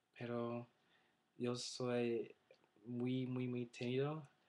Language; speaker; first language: Spanish; non-native, learner; German